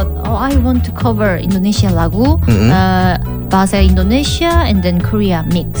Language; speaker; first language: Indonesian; non-native, learner; Korean